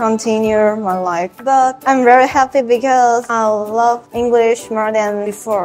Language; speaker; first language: English; non-native, learner; Chinese